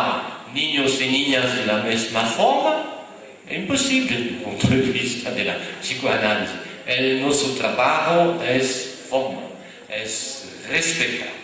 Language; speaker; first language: Spanish; non-native, fluent; French